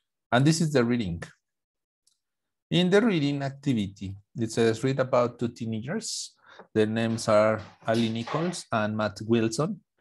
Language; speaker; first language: English; non-native, fluent; Spanish